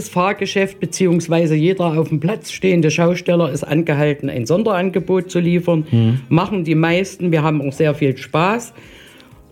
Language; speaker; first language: German; native; German